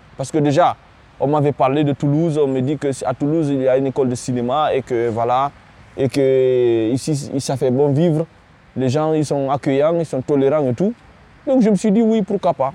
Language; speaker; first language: French; non-native, local second language; Fula